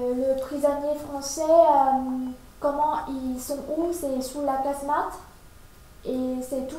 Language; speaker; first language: French; non-native, fluent; Vietnamese